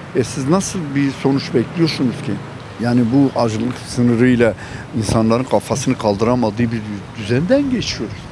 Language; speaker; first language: Turkish; native; Turkish